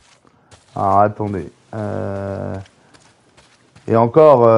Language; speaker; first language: French; native; French